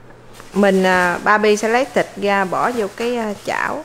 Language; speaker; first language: Vietnamese; native; Vietnamese